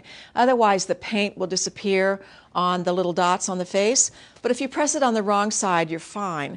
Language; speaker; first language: English; native; English